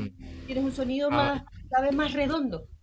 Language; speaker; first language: Spanish; native; Spanish